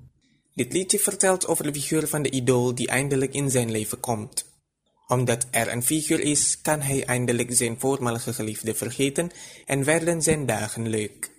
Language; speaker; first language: Dutch; non-native, fluent; Indonesian